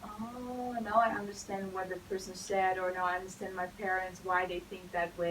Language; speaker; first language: English; non-native, fluent; Dutch